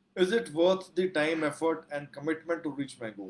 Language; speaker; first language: English; non-native, local second language; Punjabi